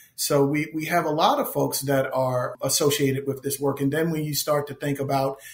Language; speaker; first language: English; native; English